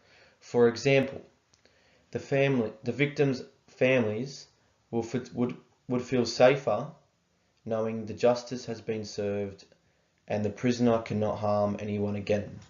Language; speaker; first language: English; native; English